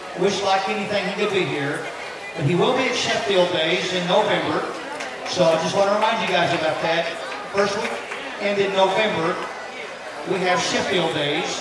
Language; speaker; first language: English; native; English